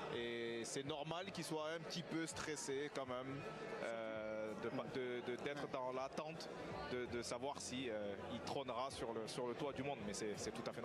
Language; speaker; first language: French; native; French